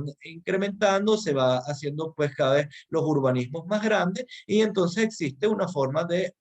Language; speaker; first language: Spanish; native; Spanish